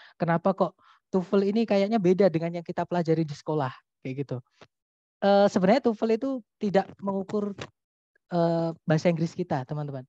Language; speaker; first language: Indonesian; non-native, local second language; Javanese